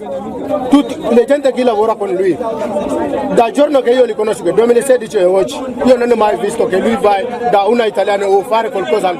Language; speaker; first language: Italian; non-native, learner; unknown